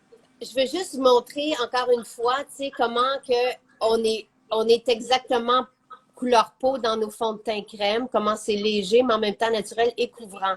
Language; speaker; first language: French; native; French